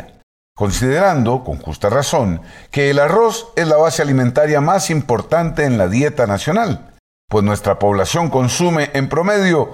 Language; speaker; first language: Spanish; native; Spanish